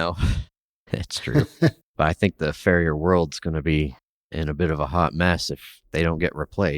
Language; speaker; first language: English; native; English